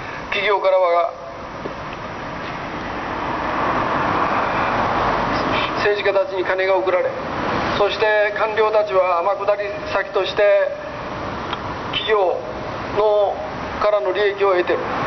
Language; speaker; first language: Japanese; native; Japanese